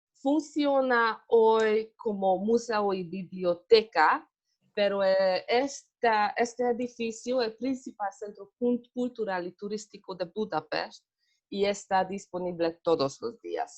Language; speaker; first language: Spanish; non-native, learner; Hungarian